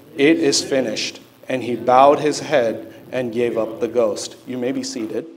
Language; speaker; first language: English; native; English